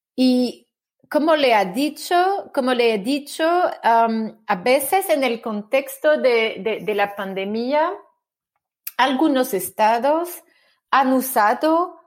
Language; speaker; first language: Spanish; non-native, fluent; French